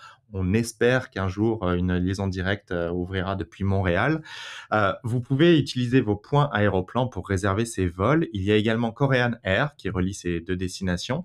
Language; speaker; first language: French; native; French